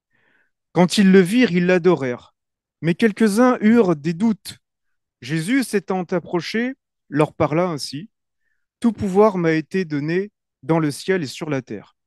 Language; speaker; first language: French; native; French